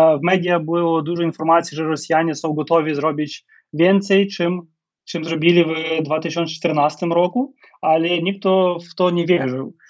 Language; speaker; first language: Polish; non-native, fluent; Ukrainian